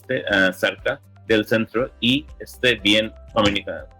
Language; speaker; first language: Spanish; non-native, learner; English